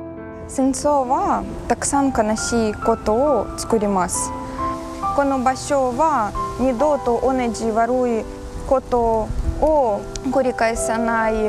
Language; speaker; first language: Japanese; non-native, learner; Ukrainian